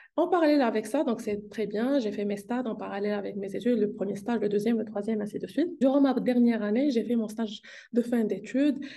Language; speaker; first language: French; non-native, local second language; Arabic